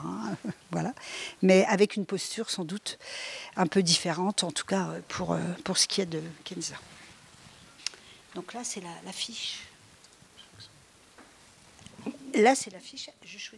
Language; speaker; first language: French; native; French